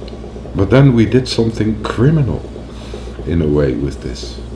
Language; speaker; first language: English; non-native, fluent; Dutch